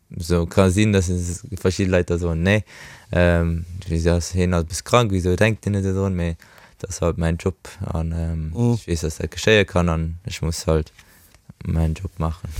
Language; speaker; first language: Luxembourgish; early bilingual, other home language; Portuguese